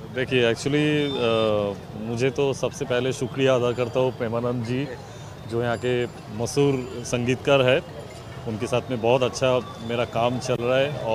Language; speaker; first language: Hindi; non-native, local second language; Bangla